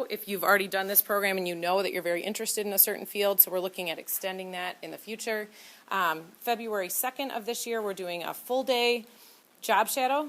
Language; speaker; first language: English; native; English